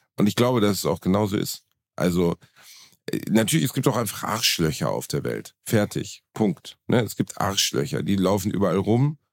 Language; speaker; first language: German; native; German